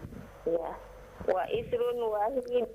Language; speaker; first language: Arabic; non-native, learner; Indonesian